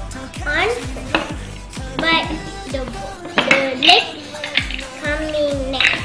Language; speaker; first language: English; non-native, learner; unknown